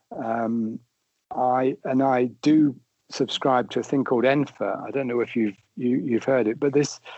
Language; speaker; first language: English; native; English